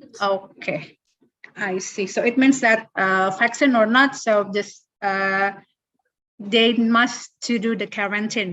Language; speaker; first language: English; non-native, fluent; Indonesian